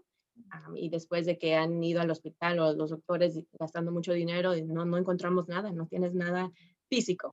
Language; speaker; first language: Spanish; early bilingual, heritage; Spanish